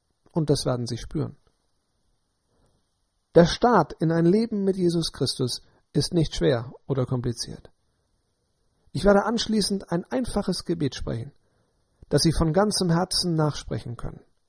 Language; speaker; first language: German; native; German